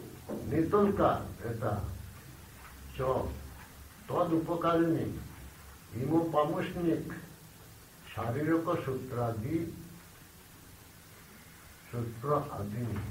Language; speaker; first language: Russian; non-native, learner; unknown